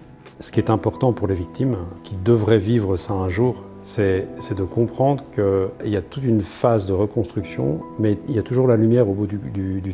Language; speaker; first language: French; native; French